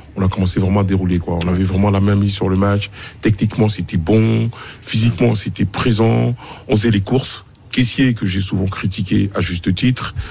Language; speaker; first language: French; native; French